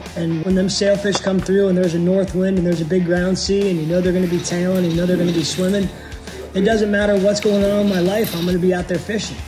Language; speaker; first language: English; native; English